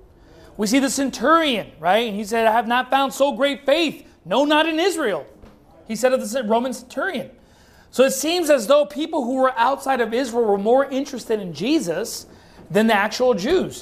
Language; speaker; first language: English; native; English